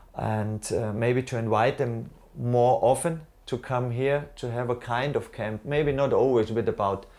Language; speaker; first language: English; non-native, fluent; German